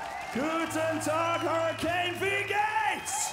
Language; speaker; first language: German; non-native, learner; English